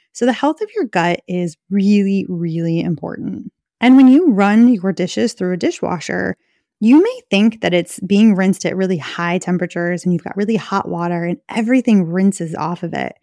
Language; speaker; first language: English; native; English